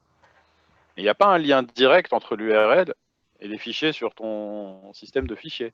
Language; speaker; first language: French; native; French